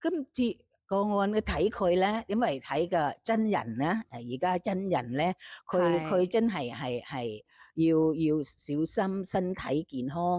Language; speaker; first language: Cantonese; non-native, fluent; Thai